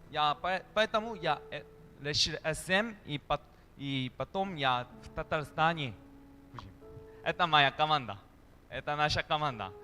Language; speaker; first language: Russian; non-native, learner; Korean